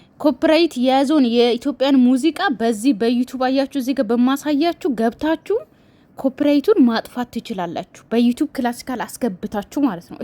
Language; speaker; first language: Amharic; native; Amharic